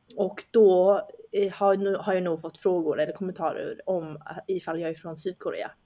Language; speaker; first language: Swedish; early bilingual, other home language; Chinese